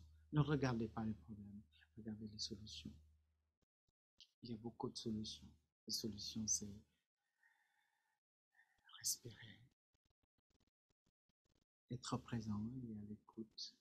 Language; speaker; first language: French; non-native, fluent; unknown